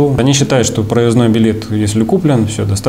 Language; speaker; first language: Russian; native; Russian